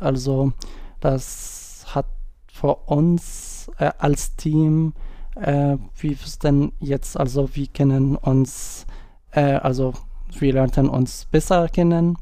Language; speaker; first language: German; non-native, learner; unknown